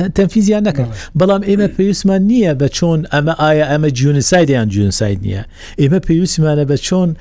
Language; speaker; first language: Central Kurdish; non-native, local second language; Southern Kurdish